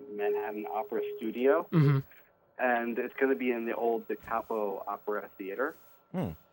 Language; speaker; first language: English; native; English